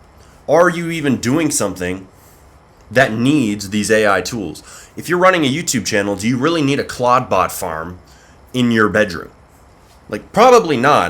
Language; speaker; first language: English; native; English